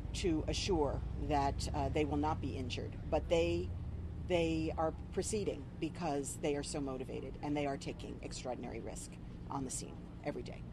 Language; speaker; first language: English; native; English